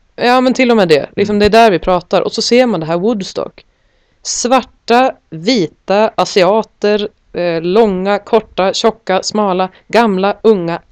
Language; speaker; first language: Swedish; native; Swedish